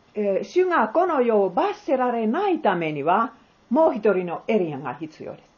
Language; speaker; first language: Japanese; non-native, fluent; Finnish